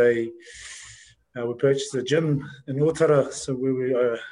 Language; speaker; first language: English; native; English